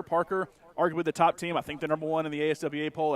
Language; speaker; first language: English; native; English